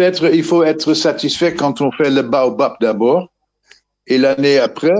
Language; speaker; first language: French; non-native, fluent; Dutch